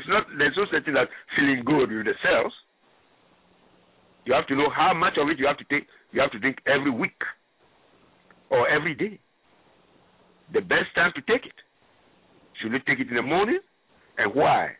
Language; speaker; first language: English; non-native, local second language; French